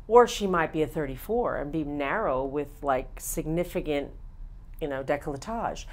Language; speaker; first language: English; native; English